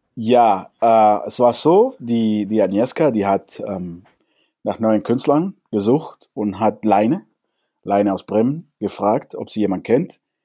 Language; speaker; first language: German; non-native, fluent; Spanish